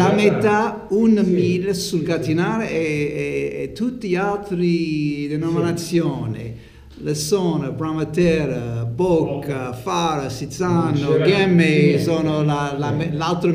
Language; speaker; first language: Italian; non-native, learner; English